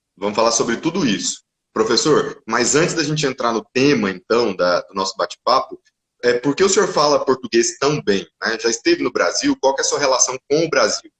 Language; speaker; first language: Portuguese; native; Portuguese